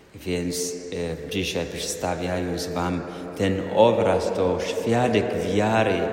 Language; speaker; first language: Polish; non-native, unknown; Amharic